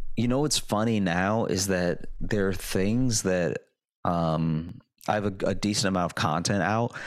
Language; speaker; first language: English; native; English